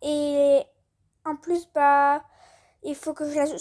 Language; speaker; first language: French; native; French